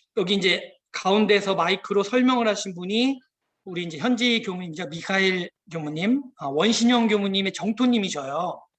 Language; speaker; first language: Korean; native; Korean